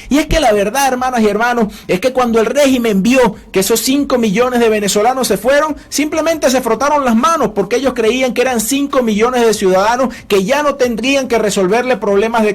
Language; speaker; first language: Spanish; native; Spanish